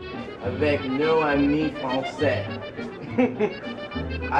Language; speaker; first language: French; non-native, learner; English